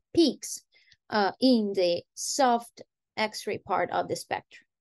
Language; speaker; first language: English; non-native, fluent; Italian